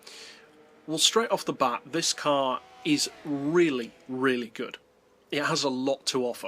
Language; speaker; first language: English; native; English